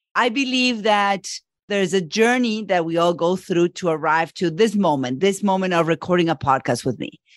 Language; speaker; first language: English; non-native, fluent; Spanish